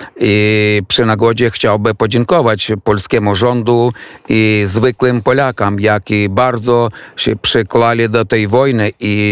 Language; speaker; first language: Polish; non-native, fluent; Ukrainian